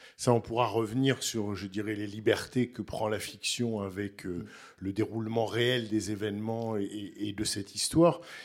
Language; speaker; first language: French; native; French